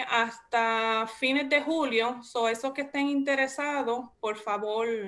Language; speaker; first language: Spanish; early bilingual, heritage; Spanish